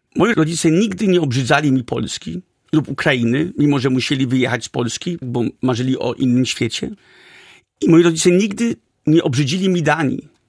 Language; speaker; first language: Polish; early bilingual, heritage; Polish